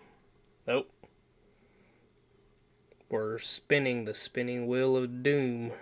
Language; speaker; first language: English; native; English